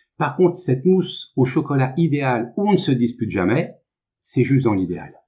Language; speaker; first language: French; native; French